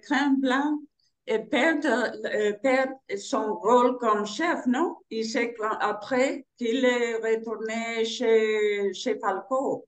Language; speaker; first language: French; non-native, learner; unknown